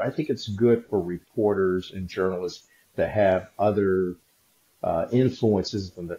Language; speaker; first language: English; native; English